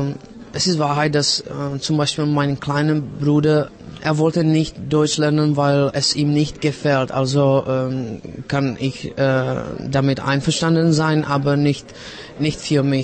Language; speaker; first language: German; non-native, fluent; Czech